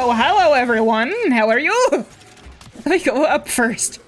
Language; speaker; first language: English; native; English